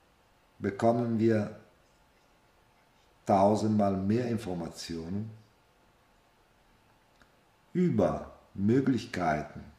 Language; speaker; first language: German; non-native, fluent; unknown